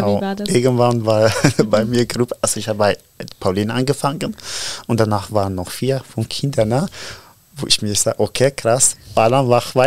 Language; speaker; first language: German; non-native, learner; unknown